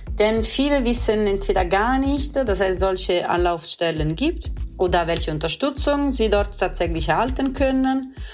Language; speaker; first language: German; non-native, fluent; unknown